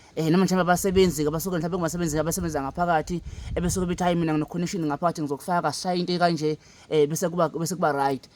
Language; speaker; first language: Zulu; native; Zulu